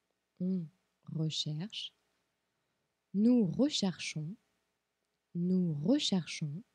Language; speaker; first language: French; non-native, fluent; Portuguese